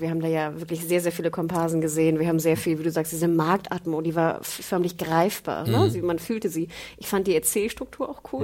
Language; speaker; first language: German; native; German